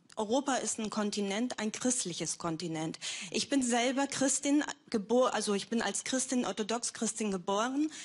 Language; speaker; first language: German; non-native, fluent; Greek